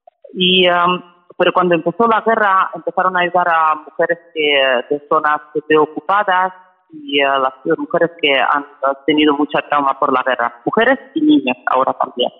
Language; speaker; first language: Spanish; non-native, fluent; Ukrainian